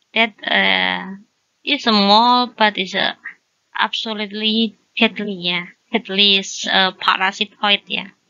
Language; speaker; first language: English; non-native, learner; Indonesian